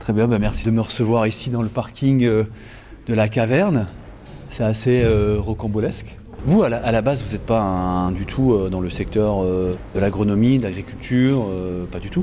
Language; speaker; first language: French; native; French